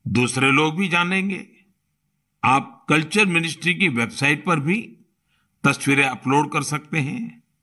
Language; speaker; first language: Hindi; non-native, local second language; Gujarati